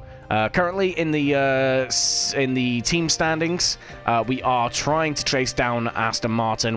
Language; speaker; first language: English; native; English